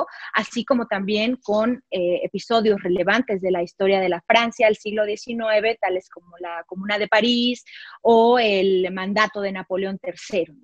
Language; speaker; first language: Spanish; native; Spanish